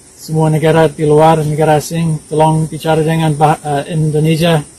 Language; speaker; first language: Indonesian; non-native, learner; English